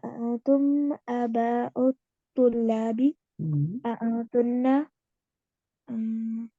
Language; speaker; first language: Arabic; non-native, learner; Urdu